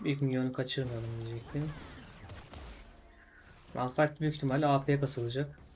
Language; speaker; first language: Turkish; native; Turkish